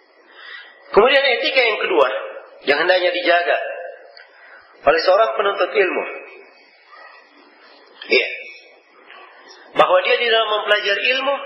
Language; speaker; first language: Indonesian; native; Indonesian